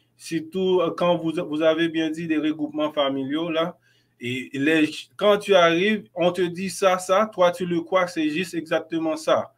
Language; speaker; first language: French; non-native, local second language; Haitian Creole